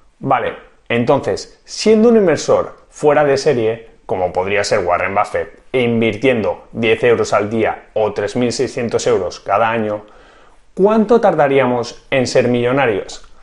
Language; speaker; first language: Spanish; native; Spanish